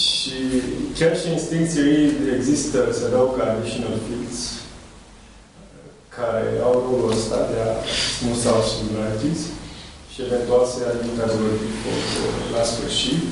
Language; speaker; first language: Romanian; native; Romanian